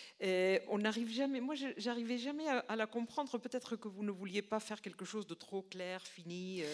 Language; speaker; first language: French; non-native, fluent; Spanish